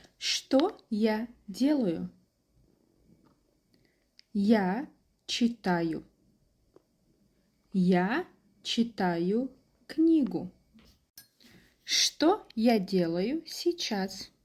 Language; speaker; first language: Russian; non-native, fluent; Azerbaijani